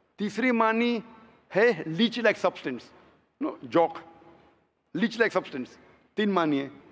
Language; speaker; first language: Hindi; non-native, local second language; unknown